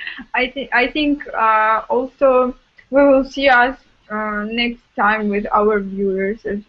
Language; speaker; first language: English; non-native, fluent; Russian